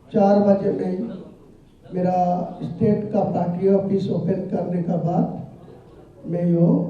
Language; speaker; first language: Hindi; non-native, local second language; Bangla